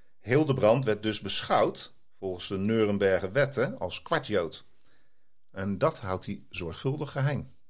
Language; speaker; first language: Dutch; native; Dutch